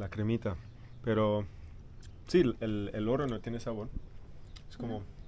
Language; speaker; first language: Spanish; non-native, learner; English